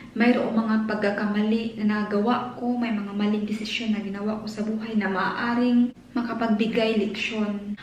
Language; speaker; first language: Filipino; non-native, local second language; Cebuano